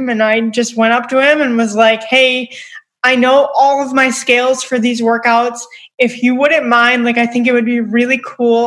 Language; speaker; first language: English; native; English